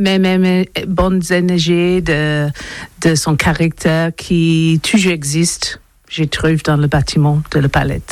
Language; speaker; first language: French; non-native, learner; English